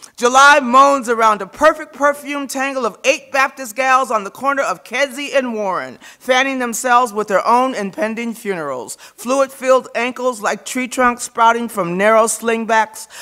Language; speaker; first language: English; native; English